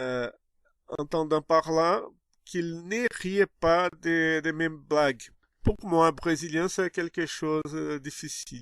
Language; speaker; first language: French; non-native, fluent; Portuguese